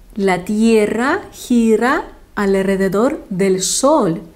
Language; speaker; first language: Spanish; non-native, fluent; Lithuanian